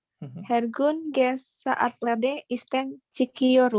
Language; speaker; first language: Turkish; non-native, learner; Indonesian